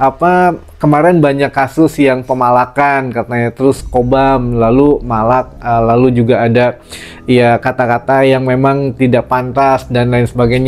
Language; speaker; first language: Indonesian; native; Indonesian